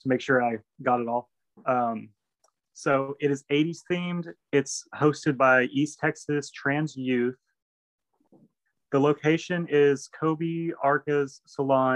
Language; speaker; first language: English; native; English